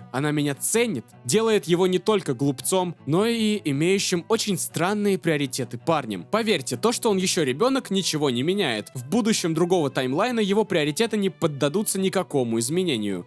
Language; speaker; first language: Russian; native; Russian